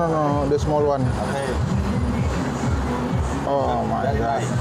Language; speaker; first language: English; non-native, learner; Indonesian